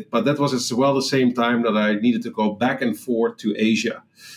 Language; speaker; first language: English; non-native, fluent; Dutch